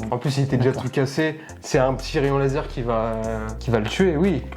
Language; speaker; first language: French; native; French